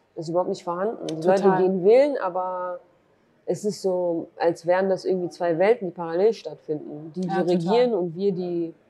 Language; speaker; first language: German; early bilingual, other home language; Kurdish